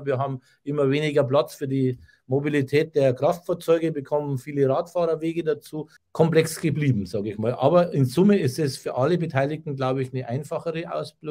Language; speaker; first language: German; native; German